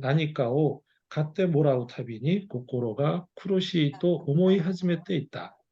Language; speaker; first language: Japanese; non-native, learner; Korean